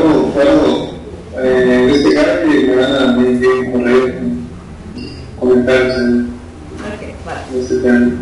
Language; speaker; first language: Spanish; non-native, fluent; Portuguese